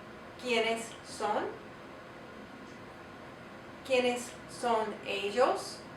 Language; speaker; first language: Spanish; non-native, fluent; English